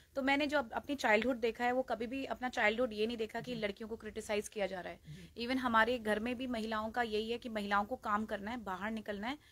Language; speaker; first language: Hindi; native; Hindi